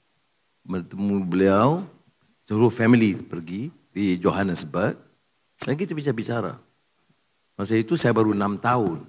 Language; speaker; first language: Malay; native; Malay